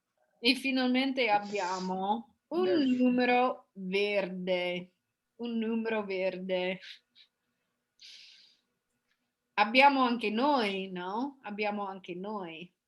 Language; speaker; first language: Italian; non-native, fluent; English